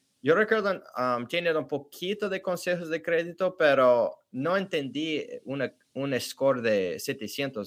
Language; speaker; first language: Spanish; early bilingual, heritage; English